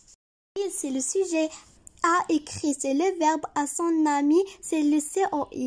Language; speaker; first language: French; non-native, local second language; Arabic